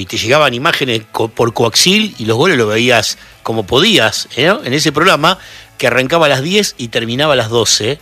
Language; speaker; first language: Spanish; native; Spanish